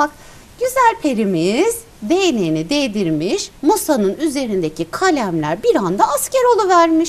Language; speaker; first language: Turkish; native; Turkish